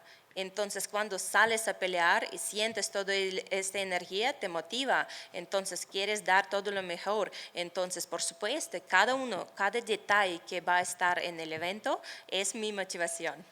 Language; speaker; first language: Spanish; non-native, fluent; Russian